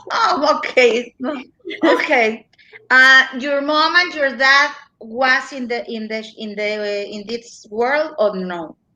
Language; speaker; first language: English; non-native, learner; Spanish